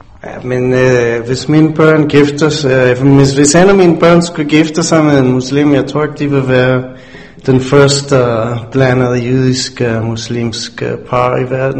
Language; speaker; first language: Danish; non-native, fluent; English